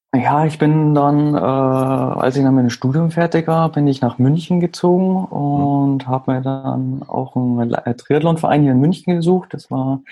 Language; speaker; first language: German; native; German